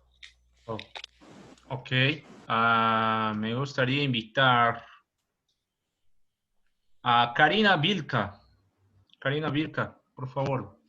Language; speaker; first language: Spanish; non-native, learner; Portuguese